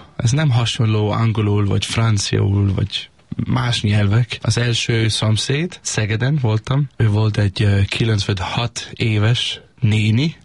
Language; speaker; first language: Hungarian; non-native, learner; Danish